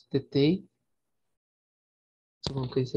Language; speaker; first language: English; non-native, fluent; Spanish